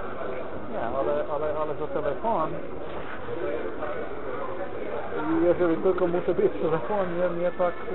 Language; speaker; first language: Polish; non-native, learner; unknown